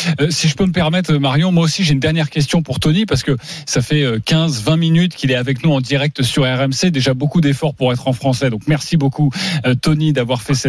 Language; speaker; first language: French; native; French